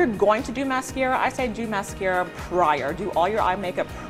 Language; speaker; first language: English; native; English